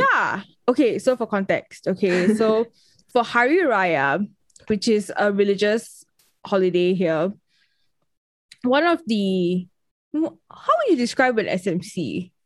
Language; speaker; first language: English; native; English